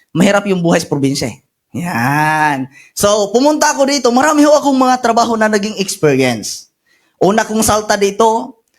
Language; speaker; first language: Filipino; non-native, local second language; Masbatenyo